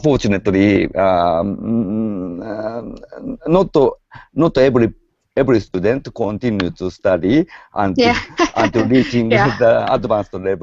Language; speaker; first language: English; non-native, learner; Japanese